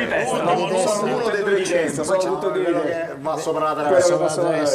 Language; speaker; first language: Italian; native; Italian